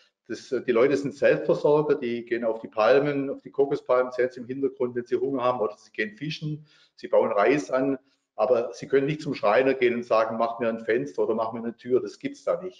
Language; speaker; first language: German; native; German